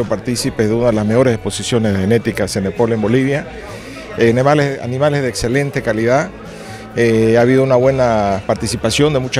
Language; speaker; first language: Spanish; native; Spanish